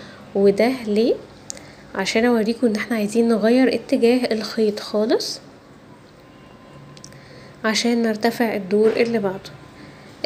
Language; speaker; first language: Arabic; native; Arabic